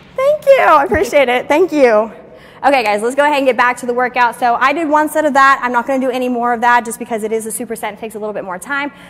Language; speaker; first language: English; native; English